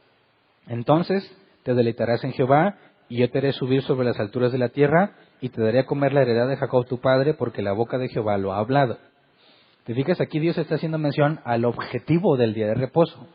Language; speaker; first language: Spanish; native; Spanish